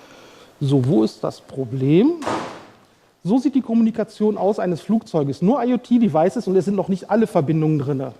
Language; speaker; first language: German; native; German